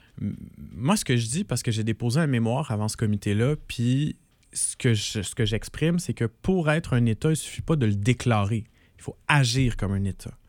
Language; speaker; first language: French; native; French